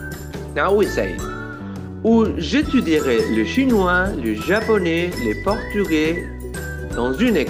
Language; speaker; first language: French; non-native, fluent; Spanish